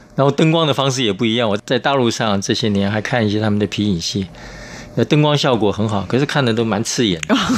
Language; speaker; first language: Chinese; native; Chinese